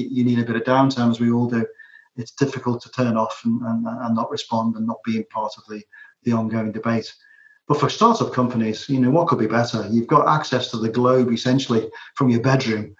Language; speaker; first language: English; native; English